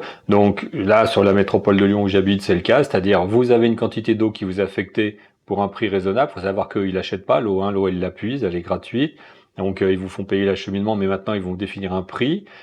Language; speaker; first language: French; native; French